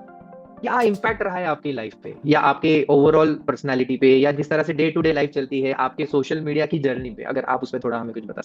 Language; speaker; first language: Hindi; native; Hindi